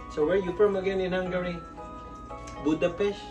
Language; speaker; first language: English; non-native, local second language; Filipino